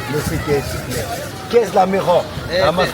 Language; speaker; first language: Spanish; non-native, learner; French